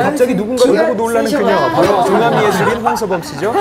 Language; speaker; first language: Korean; native; Korean